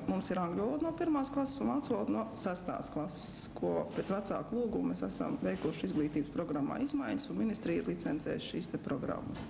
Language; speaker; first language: Latvian; native; Latvian